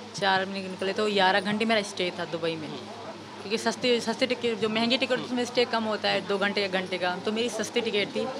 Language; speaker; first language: Urdu; non-native, local second language; Sindhi